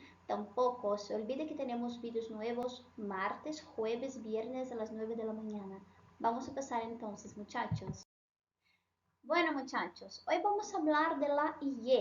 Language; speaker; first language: Spanish; non-native, fluent; Portuguese